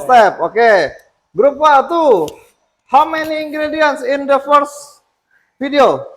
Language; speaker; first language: English; non-native, fluent; Indonesian